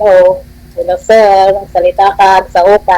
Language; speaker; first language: Filipino; non-native, local second language; Iloko